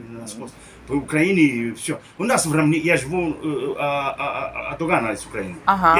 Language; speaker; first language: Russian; non-native, learner; Romanian